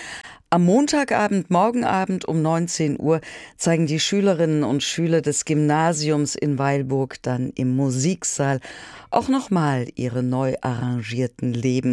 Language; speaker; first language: German; native; German